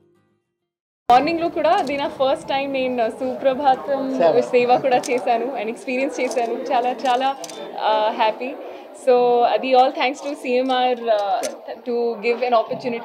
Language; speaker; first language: Telugu; non-native, fluent; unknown